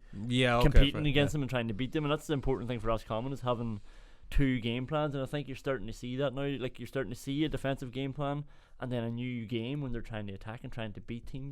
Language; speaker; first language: English; native; English